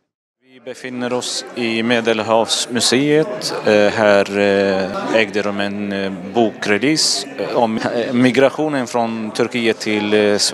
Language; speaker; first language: Swedish; non-native, fluent; Assyrian Neo-Aramaic